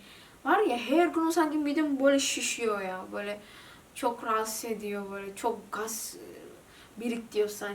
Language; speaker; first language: Turkish; non-native, learner; Indonesian